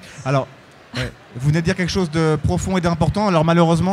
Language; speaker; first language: French; native; French